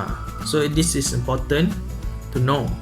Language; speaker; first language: English; non-native, learner; Malay